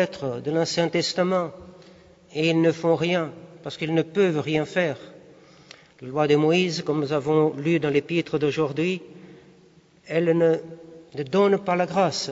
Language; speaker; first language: French; non-native, fluent; Portuguese